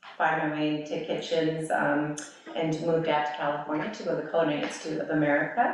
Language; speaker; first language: English; native; English